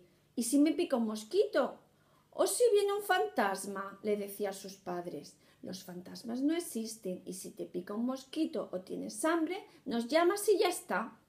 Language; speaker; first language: Spanish; native; Spanish